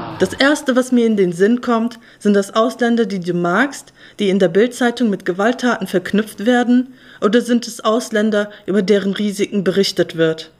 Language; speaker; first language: German; early bilingual, other home language; Turkish